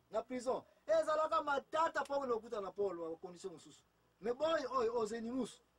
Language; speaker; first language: Lingala; native; Lingala